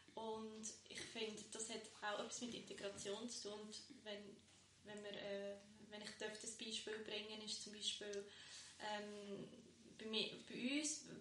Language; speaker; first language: German; early bilingual, other home language; Bosnian